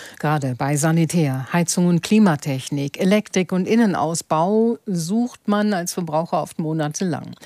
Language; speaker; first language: German; native; German